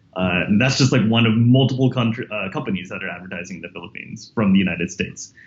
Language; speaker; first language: English; native; English